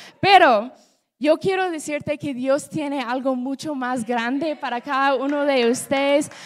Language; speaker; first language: Spanish; non-native, fluent; English